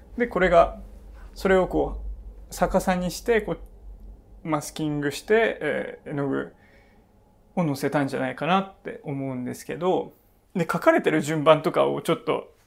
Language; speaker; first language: Japanese; native; Japanese